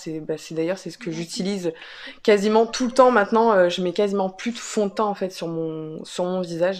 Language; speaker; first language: French; native; French